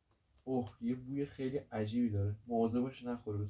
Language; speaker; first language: Persian; native; Persian